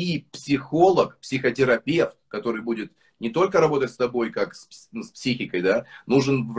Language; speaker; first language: Russian; native; Russian